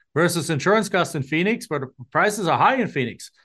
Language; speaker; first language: English; non-native, fluent; German